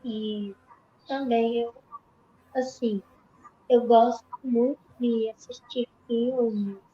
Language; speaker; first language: Portuguese; early bilingual, other home language; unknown